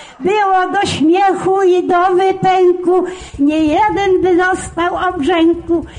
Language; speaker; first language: Polish; native; Polish